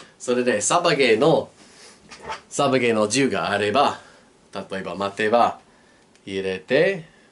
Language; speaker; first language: Japanese; non-native, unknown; English